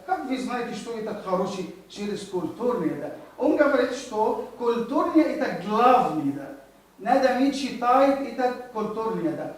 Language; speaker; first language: Russian; non-native, learner; Arabic